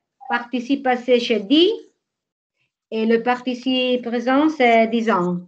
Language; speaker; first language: French; non-native, learner; Italian